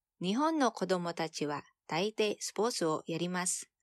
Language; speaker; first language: Japanese; non-native, fluent; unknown